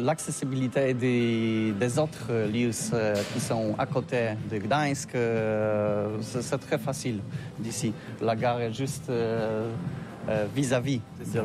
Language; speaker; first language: French; non-native, learner; Polish